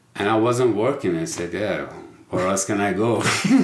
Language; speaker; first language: English; non-native, fluent; Persian